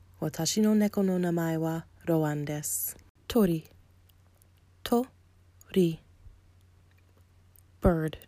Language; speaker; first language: Japanese; non-native, learner; English